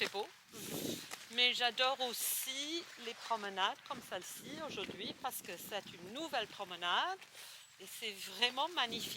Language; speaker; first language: French; non-native, fluent; English